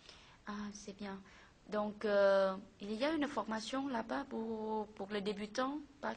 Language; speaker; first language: French; non-native, learner; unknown